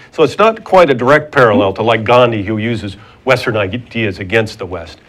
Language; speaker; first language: English; native; English